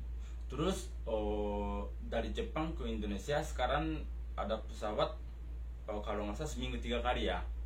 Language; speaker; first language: Indonesian; non-native, fluent; Japanese